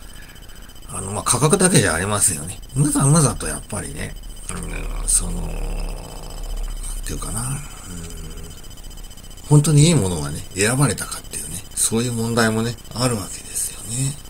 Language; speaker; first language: Japanese; native; Japanese